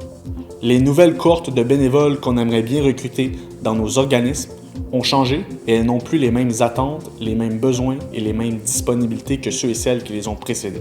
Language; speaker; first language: French; native; French